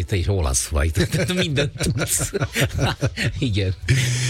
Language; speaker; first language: Hungarian; non-native, fluent; Italian